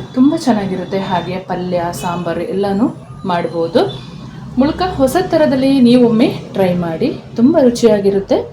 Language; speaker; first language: Kannada; non-native, local second language; Kodava